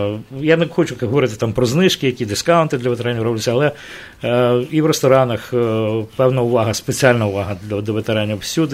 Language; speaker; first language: Ukrainian; native; Ukrainian